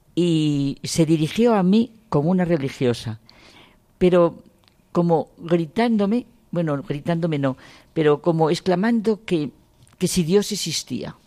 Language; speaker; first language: Spanish; native; Spanish